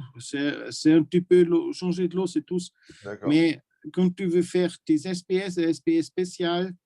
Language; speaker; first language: French; non-native, learner; German